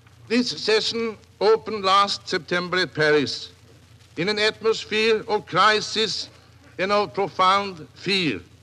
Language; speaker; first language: English; non-native, fluent; Norwegian